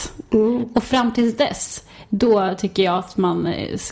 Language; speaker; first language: Swedish; native; Swedish